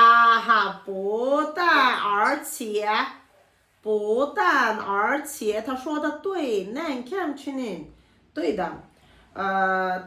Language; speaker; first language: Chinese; non-native, fluent; Azerbaijani